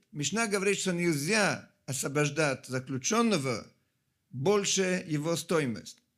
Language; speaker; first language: Russian; non-native, fluent; Italian